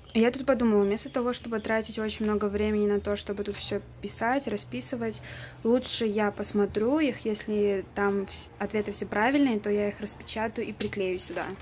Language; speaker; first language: Russian; non-native, local second language; Uzbek